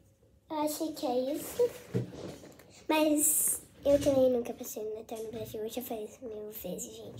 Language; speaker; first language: Portuguese; early bilingual, heritage; Portuguese